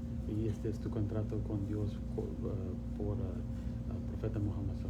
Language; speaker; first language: Spanish; non-native, learner; Pashto